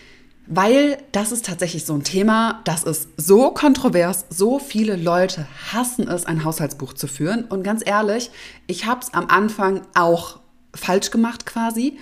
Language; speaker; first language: German; native; German